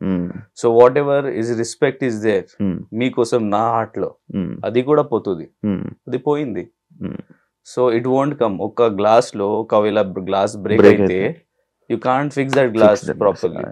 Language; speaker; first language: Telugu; non-native, learner; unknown